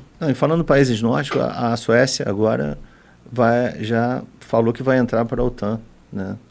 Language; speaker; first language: Portuguese; native; Portuguese